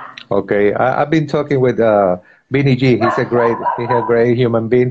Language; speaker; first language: English; non-native, fluent; Spanish